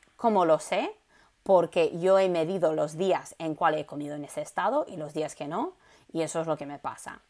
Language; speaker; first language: Spanish; non-native, fluent; English